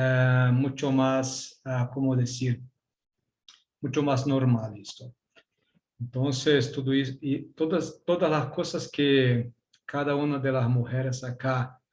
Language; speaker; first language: Spanish; non-native, learner; Portuguese